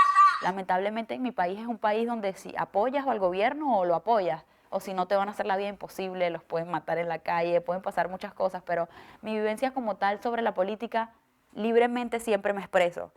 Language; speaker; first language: Spanish; native; Spanish